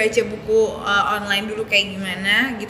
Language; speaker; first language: Indonesian; native; Indonesian